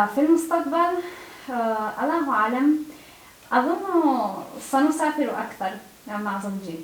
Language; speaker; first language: Arabic; non-native, learner; Czech